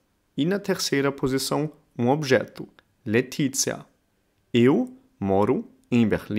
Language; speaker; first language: Portuguese; non-native, fluent; German